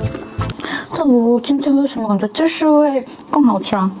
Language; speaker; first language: Chinese; non-native, learner; Korean